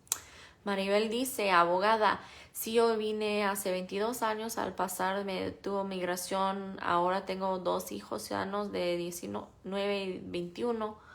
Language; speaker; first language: Spanish; non-native, fluent; English